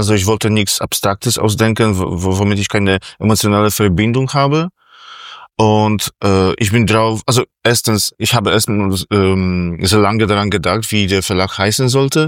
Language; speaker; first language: German; non-native, fluent; Polish